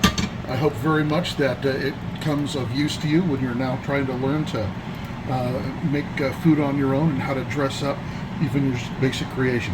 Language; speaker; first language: English; native; English